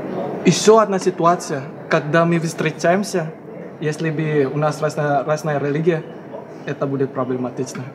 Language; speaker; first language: Russian; non-native, learner; Indonesian